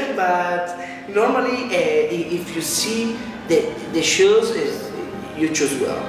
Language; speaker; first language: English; non-native, learner; Spanish